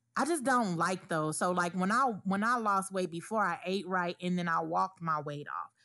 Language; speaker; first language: English; native; English